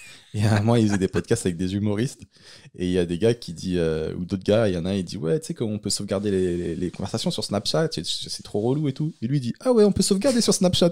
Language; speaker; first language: French; native; French